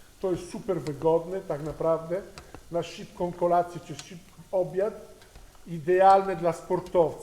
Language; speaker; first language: Polish; non-native, learner; Italian